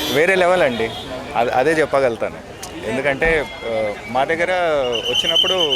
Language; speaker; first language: Telugu; native; Telugu